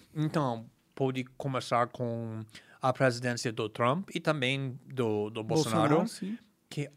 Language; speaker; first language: Portuguese; non-native, fluent; English